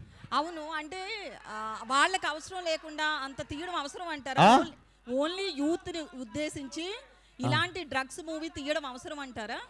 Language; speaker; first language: Telugu; native; Telugu